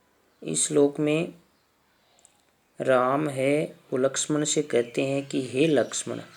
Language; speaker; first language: Hindi; native; Hindi